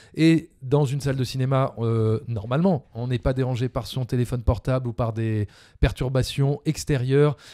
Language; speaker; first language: French; native; French